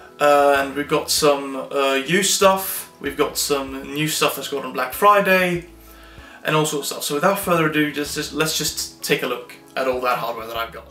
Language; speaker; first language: English; non-native, fluent; Swedish